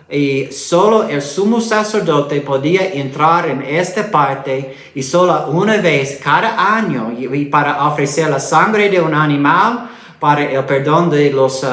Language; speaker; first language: Spanish; non-native, fluent; English